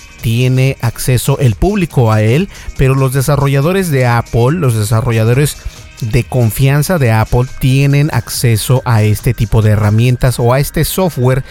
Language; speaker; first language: Spanish; native; Spanish